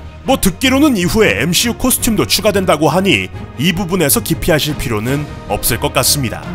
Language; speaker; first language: Korean; native; Korean